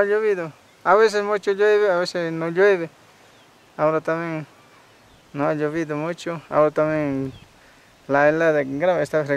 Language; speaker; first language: Spanish; non-native, local second language; Quechua